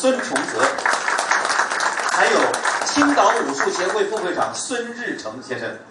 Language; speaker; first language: Chinese; native; Chinese